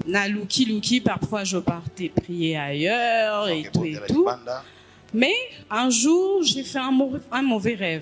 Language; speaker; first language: French; non-native, local second language; Lingala